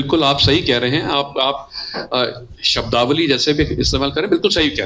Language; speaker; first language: Hindi; native; Hindi